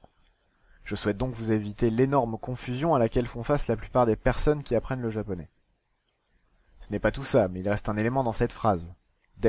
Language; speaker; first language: French; native; French